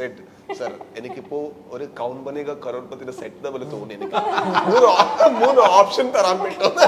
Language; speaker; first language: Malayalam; non-native, learner; Kannada